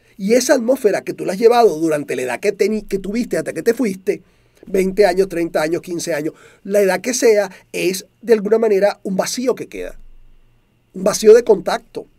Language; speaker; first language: Spanish; native; Spanish